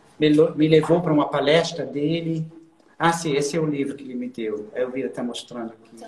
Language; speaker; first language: Portuguese; non-native, fluent; German